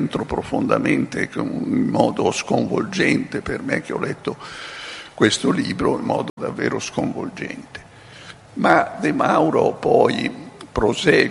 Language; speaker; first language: Italian; native; Italian